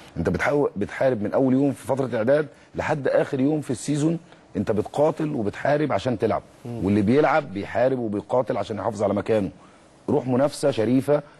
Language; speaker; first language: Egyptian Arabic; native; Egyptian Arabic